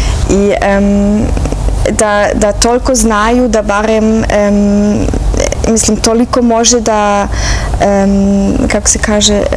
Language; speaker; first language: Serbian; early bilingual, heritage; Serbian